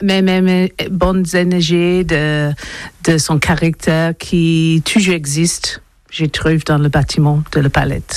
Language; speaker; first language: French; non-native, learner; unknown